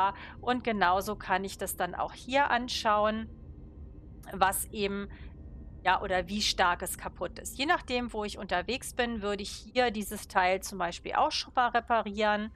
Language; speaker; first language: German; native; German